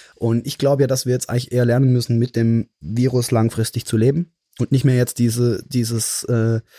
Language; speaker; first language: German; native; German